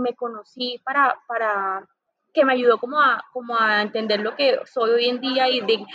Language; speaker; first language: Spanish; native; Spanish